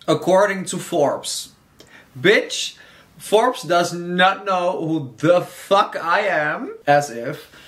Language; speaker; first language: English; non-native, fluent; Dutch